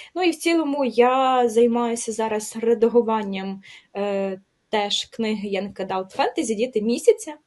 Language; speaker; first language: Ukrainian; native; Ukrainian